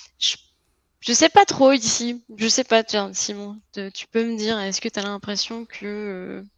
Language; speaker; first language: French; native; French